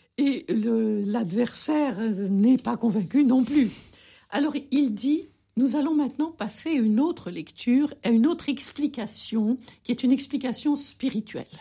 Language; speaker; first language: French; native; French